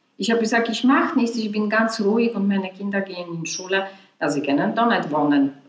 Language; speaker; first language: German; non-native, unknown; Polish